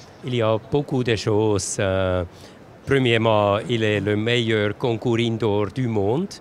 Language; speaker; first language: French; non-native, local second language; German